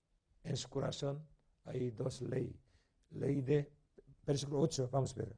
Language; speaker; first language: Spanish; non-native, learner; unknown